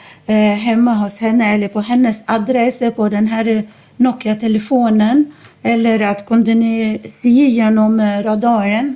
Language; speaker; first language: Swedish; non-native, fluent; Arabic